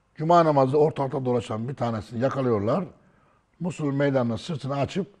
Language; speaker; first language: Turkish; native; Turkish